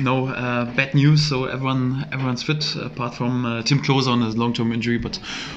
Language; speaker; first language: English; non-native, fluent; German